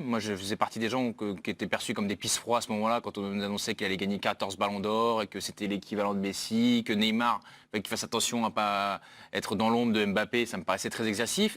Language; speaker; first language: French; native; French